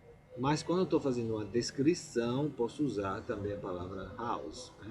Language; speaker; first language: Portuguese; non-native, fluent; Italian